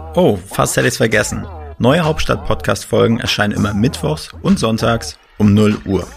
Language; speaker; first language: German; native; German